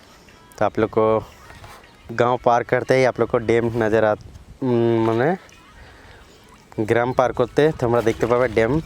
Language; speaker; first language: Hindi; non-native, local second language; Bangla